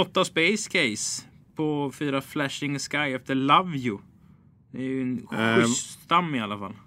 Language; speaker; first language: Swedish; native; Swedish